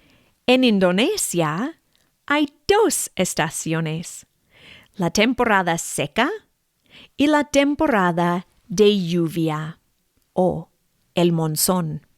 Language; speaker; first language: Spanish; non-native, fluent; English